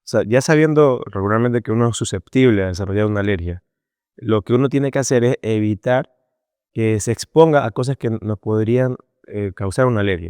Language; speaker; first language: Spanish; native; Spanish